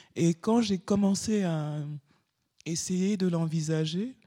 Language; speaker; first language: French; native; French